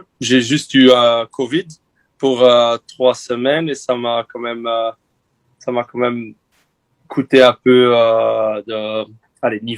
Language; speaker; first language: French; non-native, local second language; Dutch